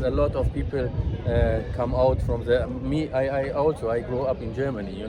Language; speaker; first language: English; non-native, learner; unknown